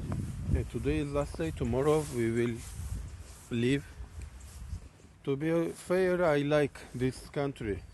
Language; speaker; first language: English; non-native, learner; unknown